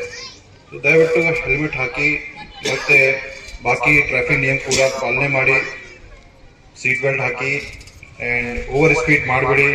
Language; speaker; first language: Kannada; non-native, fluent; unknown